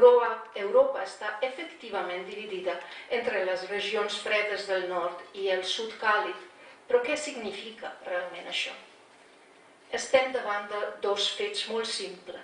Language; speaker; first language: Catalan; non-native, fluent; Slovenian